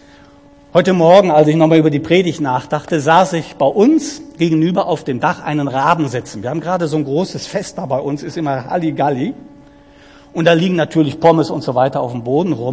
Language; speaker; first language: German; native; German